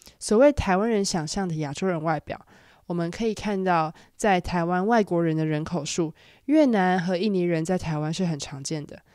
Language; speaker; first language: Chinese; native; Chinese